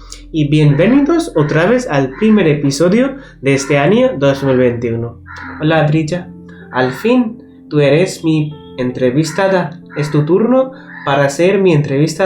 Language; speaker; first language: Spanish; non-native, learner; Bangla